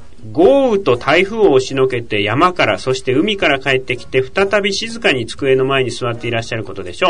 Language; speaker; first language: Japanese; native; Japanese